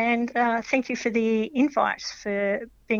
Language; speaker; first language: English; native; English